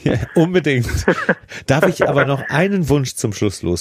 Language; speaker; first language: German; native; German